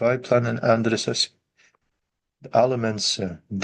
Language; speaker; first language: Dutch; non-native, learner; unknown